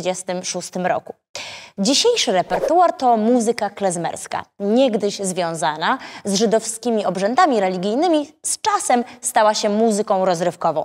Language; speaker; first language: Polish; native; Polish